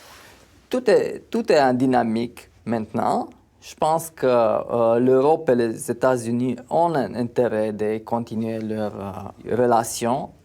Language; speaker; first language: French; non-native, fluent; Romanian